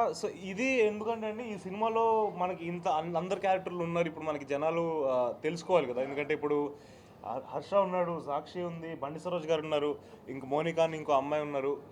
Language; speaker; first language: Telugu; native; Telugu